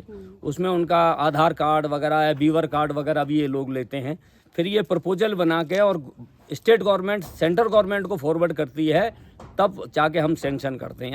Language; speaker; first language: Hindi; native; Hindi